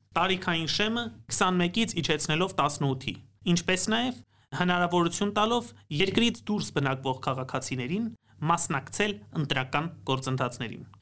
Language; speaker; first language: Armenian; native; Armenian